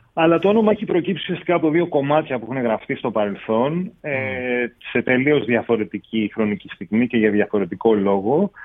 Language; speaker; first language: Greek; early bilingual, heritage; English